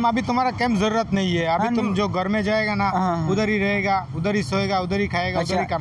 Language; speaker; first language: Hindi; non-native, learner; Bangla